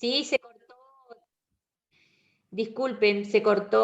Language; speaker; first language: Spanish; native; Spanish